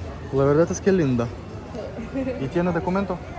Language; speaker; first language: Spanish; non-native, learner; Russian